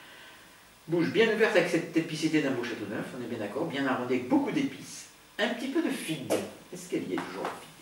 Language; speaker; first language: French; native; French